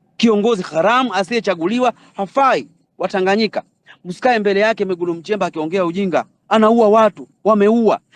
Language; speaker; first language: Swahili; native; Swahili